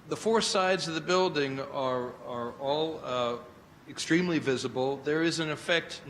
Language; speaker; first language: English; native; English